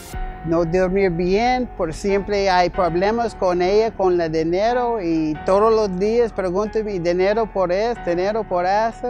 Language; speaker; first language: Spanish; non-native, learner; English